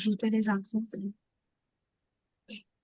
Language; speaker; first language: French; non-native, fluent; Hindi